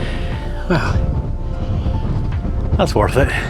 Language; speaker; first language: English; native; English